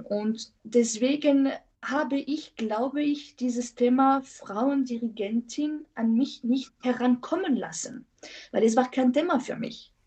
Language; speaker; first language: German; non-native, fluent; French